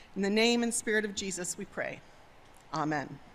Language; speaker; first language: English; native; English